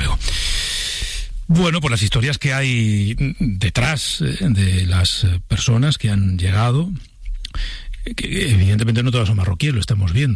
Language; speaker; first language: Spanish; native; Spanish